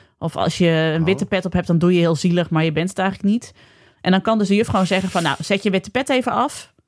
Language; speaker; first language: Dutch; native; Dutch